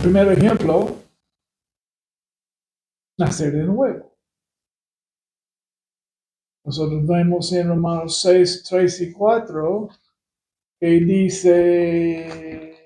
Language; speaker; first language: Spanish; non-native, fluent; English